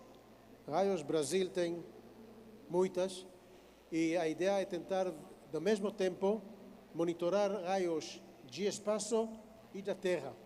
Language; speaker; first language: Portuguese; non-native, fluent; Hebrew